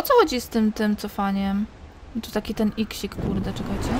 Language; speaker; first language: Polish; native; Polish